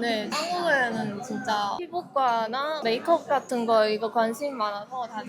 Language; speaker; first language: Korean; non-native, learner; Chinese